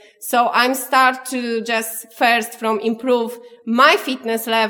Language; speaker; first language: English; non-native, learner; Polish